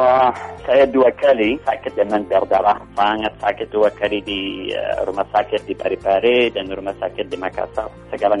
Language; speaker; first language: Indonesian; non-native, learner; English